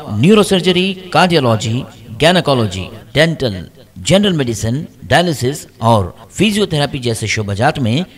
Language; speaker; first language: Urdu; native; Urdu